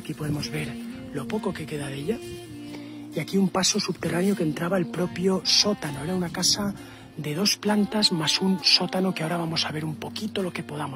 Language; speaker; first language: Spanish; native; Spanish